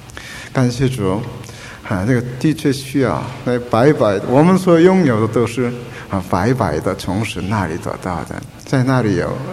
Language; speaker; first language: Chinese; non-native, fluent; Korean